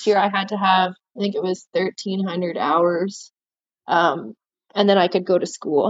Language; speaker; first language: English; native; English